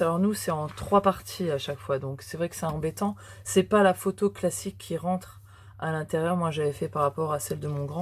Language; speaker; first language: French; native; French